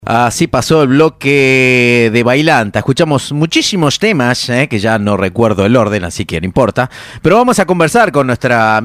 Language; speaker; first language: Spanish; native; Spanish